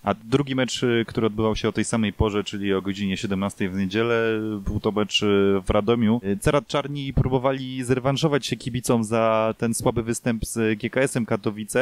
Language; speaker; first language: Polish; native; Polish